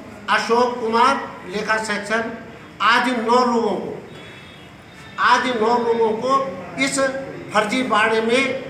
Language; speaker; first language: Hindi; native; Hindi